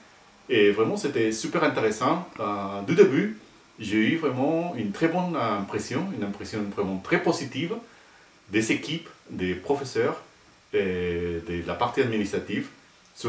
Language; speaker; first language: French; non-native, fluent; Spanish